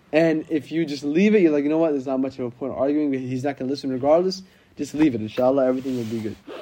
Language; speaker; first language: English; native; English